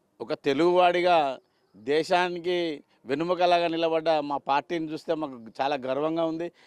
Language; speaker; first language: Telugu; native; Telugu